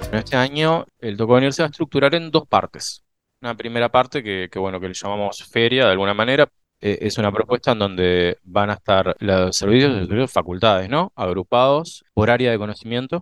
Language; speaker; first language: Spanish; native; Spanish